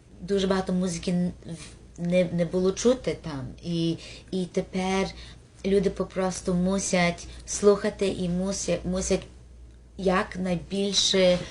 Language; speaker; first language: Ukrainian; early bilingual, heritage; Ukrainian